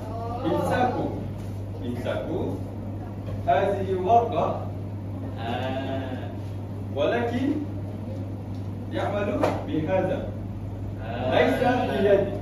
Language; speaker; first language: Arabic; non-native, learner; Malay